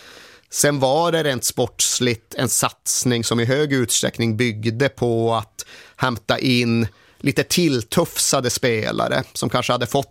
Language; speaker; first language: Swedish; native; Swedish